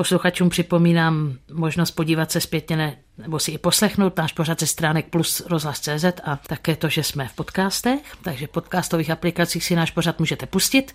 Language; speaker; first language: Czech; native; Czech